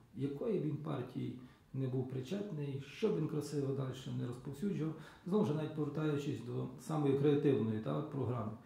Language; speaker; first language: Ukrainian; native; Ukrainian